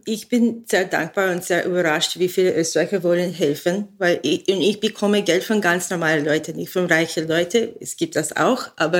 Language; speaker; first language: German; non-native, learner; English